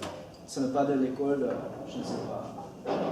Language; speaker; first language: French; non-native, learner; Dutch